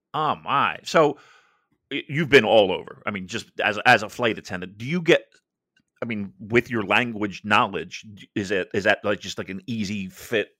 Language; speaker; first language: English; native; English